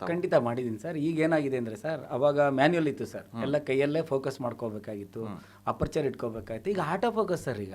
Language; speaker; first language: Kannada; non-native, local second language; Telugu